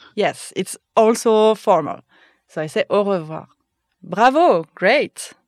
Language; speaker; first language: English; non-native, fluent; French